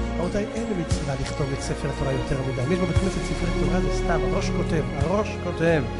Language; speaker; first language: Hebrew; native; Hebrew